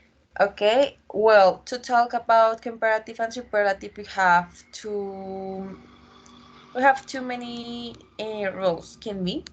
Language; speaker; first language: English; non-native, learner; Spanish